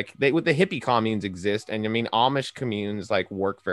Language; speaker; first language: English; native; English